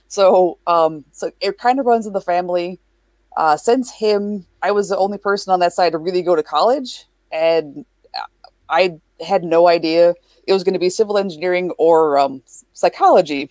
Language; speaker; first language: English; native; English